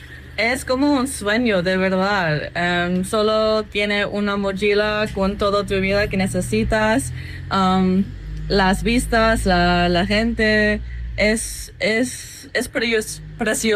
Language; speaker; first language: Spanish; non-native, learner; English